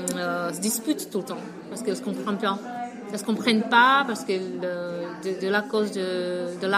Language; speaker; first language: French; non-native, fluent; Vietnamese